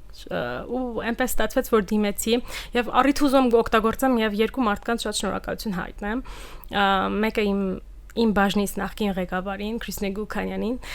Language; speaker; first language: Armenian; early bilingual, heritage; Armenian